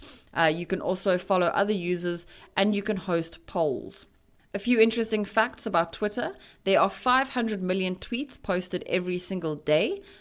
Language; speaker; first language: English; native; English